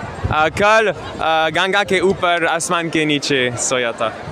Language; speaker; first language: Hindi; non-native, learner; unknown